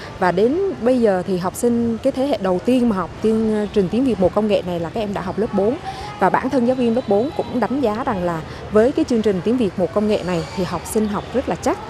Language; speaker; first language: Vietnamese; native; Vietnamese